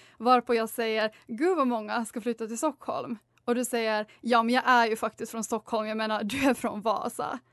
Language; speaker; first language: Swedish; native; Swedish